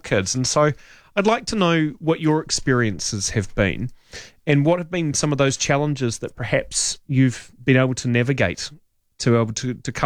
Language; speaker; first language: English; native; English